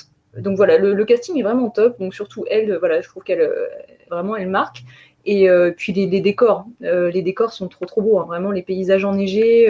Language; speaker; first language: French; native; French